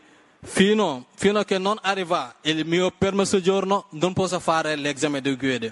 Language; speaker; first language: Italian; non-native, learner; Wolof